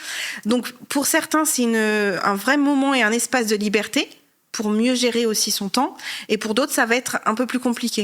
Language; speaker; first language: French; native; French